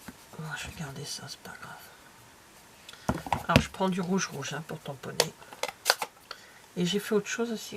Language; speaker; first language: French; native; French